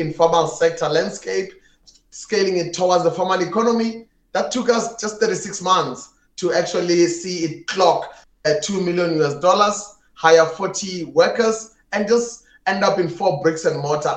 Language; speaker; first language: English; non-native, local second language; Tswana